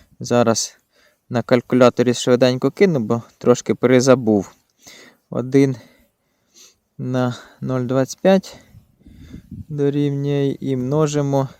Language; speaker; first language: Ukrainian; native; Ukrainian